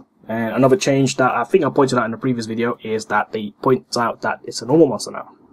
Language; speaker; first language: English; native; English